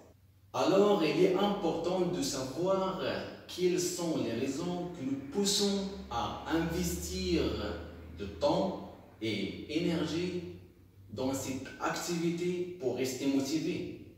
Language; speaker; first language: French; non-native, local second language; Arabic